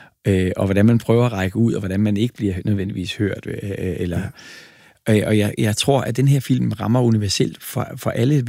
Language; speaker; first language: Danish; native; Danish